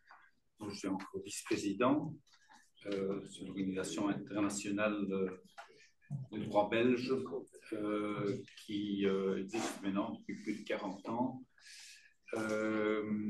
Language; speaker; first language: French; native; French